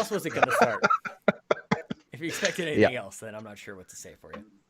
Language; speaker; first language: English; native; English